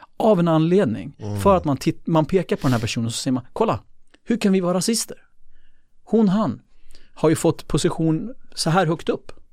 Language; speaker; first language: Swedish; early bilingual, other home language; Kurdish